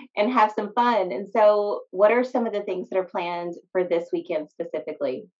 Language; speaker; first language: English; native; English